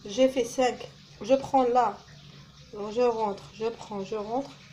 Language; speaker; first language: French; non-native, local second language; Arabic